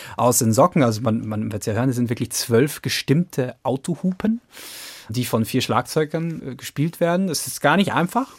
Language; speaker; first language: German; native; German